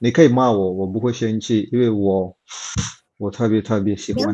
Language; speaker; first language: Chinese; non-native, learner; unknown